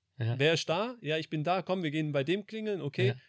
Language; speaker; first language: German; native; German